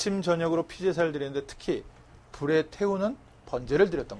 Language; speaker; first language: Korean; native; Korean